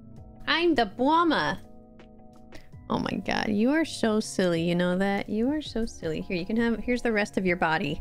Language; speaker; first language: English; native; English